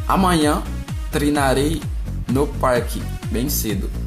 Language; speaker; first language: Portuguese; non-native, learner; Haitian Creole